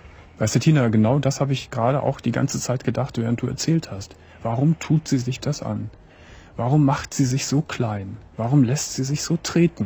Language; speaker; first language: German; native; German